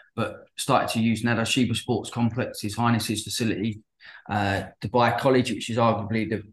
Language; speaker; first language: English; native; English